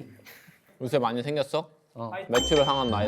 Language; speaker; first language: Korean; native; Korean